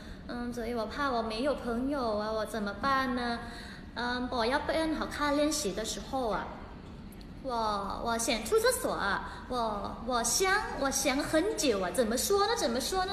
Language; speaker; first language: Chinese; non-native, learner; Thai